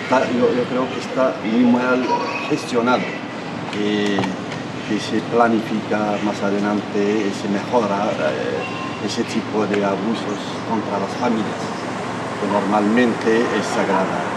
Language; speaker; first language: Spanish; non-native, fluent; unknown